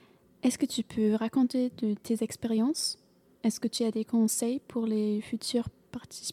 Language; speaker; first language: French; non-native, learner; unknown